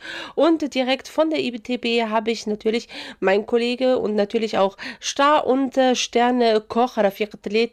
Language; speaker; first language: German; non-native, fluent; Arabic